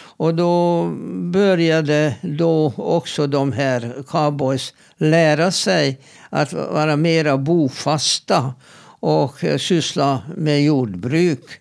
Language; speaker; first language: Swedish; non-native, fluent; Hungarian